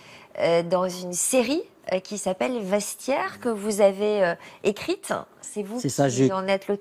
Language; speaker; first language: French; native; French